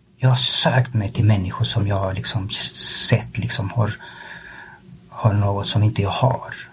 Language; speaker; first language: Swedish; early bilingual, other home language; Spanish